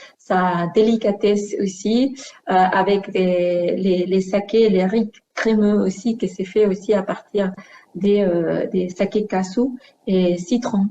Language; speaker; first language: French; non-native, fluent; Spanish